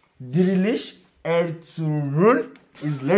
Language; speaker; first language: Turkish; non-native, learner; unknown